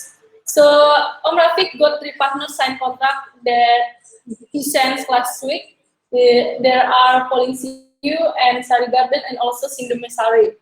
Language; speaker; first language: English; non-native, learner; Indonesian